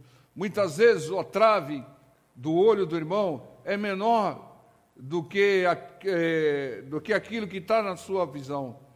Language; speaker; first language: Portuguese; native; Portuguese